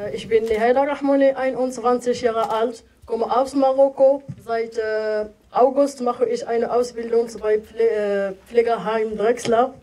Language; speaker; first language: German; non-native, learner; Arabic